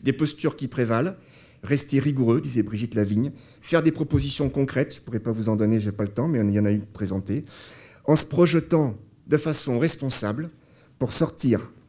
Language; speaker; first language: French; native; French